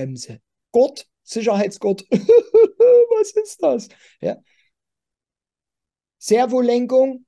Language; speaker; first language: German; native; German